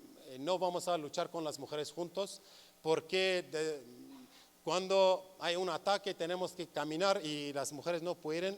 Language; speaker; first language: Spanish; non-native, learner; Kurdish